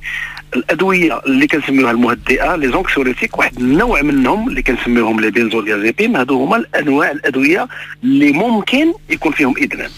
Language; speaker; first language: Arabic; native; Arabic